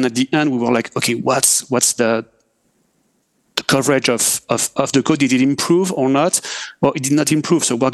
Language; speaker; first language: English; non-native, fluent; French